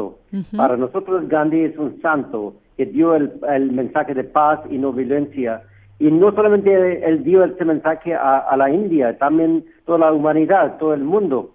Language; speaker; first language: Spanish; non-native, fluent; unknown